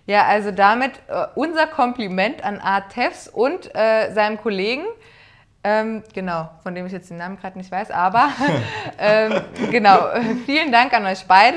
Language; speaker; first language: German; native; German